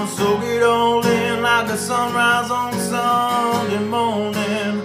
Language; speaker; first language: English; native; English